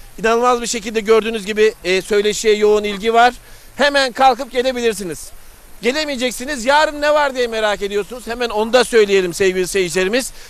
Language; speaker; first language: Turkish; native; Turkish